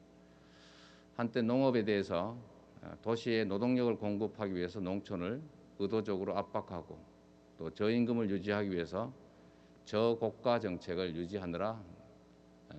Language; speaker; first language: Korean; native; Korean